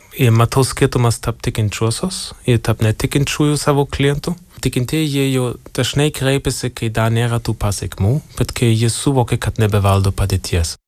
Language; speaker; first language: Lithuanian; non-native, fluent; German